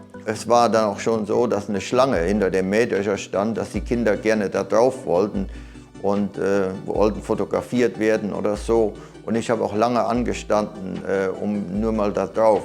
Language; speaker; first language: German; native; German